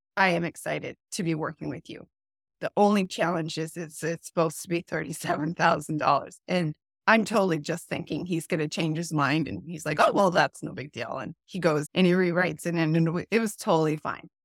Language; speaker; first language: English; native; English